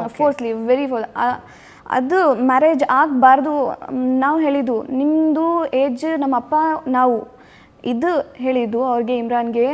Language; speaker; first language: Kannada; non-native, local second language; Urdu